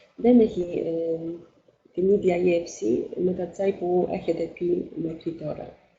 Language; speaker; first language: Greek; non-native, fluent; Polish